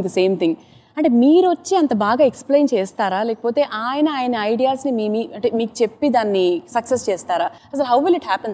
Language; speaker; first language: Telugu; native; Telugu